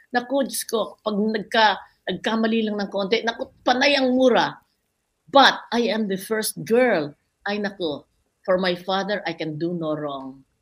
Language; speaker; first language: Filipino; non-native, local second language; Bikol